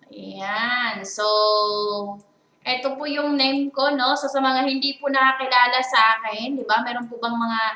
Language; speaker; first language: Filipino; non-native, local second language; Cebuano